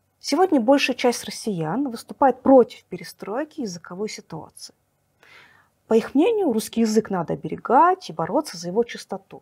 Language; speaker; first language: Russian; native; Russian